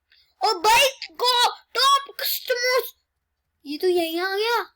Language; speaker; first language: Hindi; native; Hindi